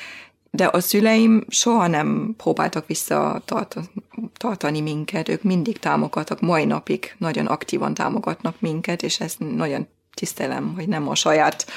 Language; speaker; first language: Hungarian; non-native, fluent; German